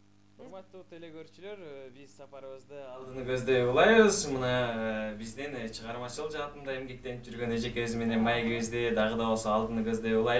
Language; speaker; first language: Kyrgyz; native; Kyrgyz